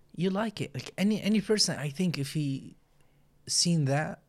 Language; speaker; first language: English; non-native, learner; Arabic